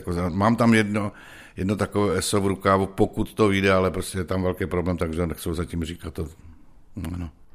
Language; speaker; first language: Czech; native; Czech